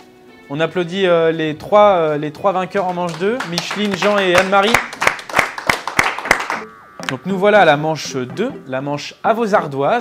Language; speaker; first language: French; native; French